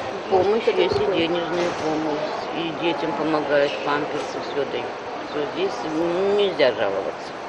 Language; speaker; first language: Russian; native; Russian